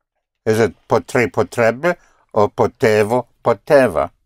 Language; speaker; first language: Italian; non-native, fluent; English